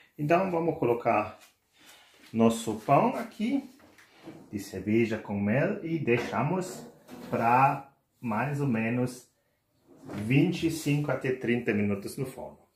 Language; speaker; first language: Portuguese; non-native, fluent; German